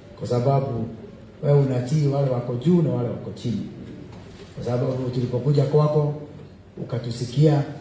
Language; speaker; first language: Swahili; non-native, local second language; Kikuyu